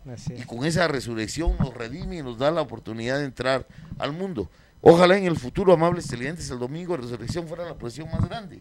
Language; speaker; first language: Spanish; native; Spanish